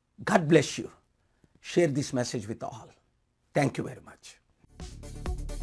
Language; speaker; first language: English; non-native, local second language; Telugu